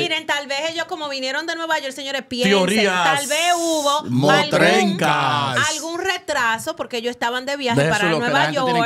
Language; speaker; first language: Spanish; native; Spanish